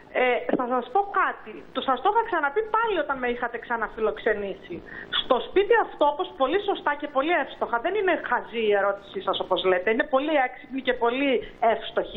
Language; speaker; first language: Greek; native; Greek